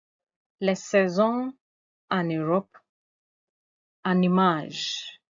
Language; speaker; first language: French; non-native, fluent; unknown